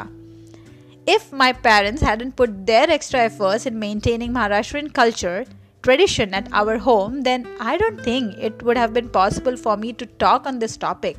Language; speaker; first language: English; non-native, local second language; Marathi